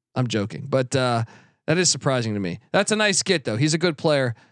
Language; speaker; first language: English; native; English